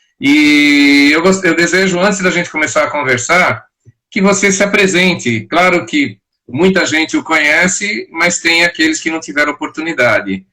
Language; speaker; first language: Portuguese; native; Portuguese